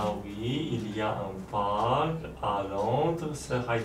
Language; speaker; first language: French; non-native, learner; Polish